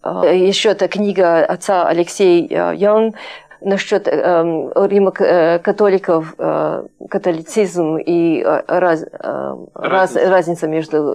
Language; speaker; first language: Russian; non-native, fluent; English